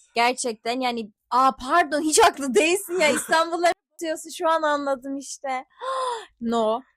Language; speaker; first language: Turkish; early bilingual, heritage; Turkish